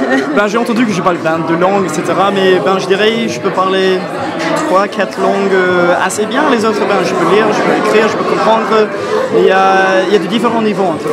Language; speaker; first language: French; non-native, fluent; English